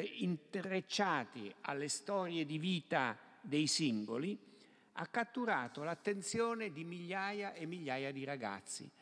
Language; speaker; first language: Italian; native; Italian